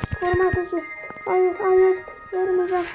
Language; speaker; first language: Turkish; native; Turkish